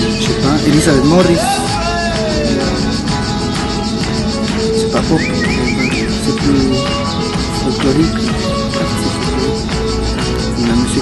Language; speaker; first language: French; non-native, learner; Spanish